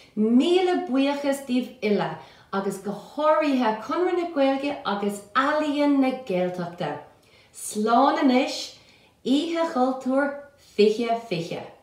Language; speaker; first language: Irish; native; Irish